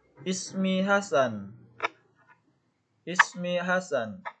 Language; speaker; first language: Arabic; non-native, fluent; Indonesian